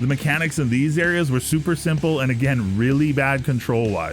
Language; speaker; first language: English; native; English